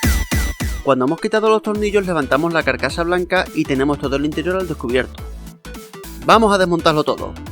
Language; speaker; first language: Spanish; native; Spanish